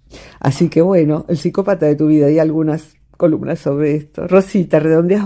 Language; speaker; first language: Spanish; native; Spanish